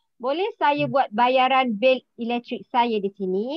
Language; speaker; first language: Malay; native; Malay